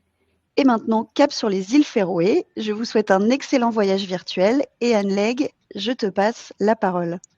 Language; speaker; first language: French; native; French